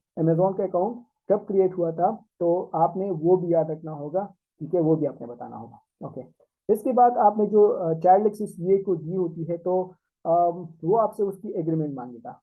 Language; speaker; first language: Urdu; non-native, local second language; Pashto